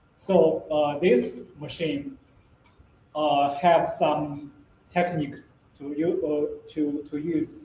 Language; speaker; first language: English; non-native, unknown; Chinese